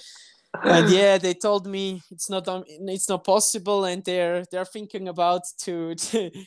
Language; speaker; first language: English; non-native, fluent; German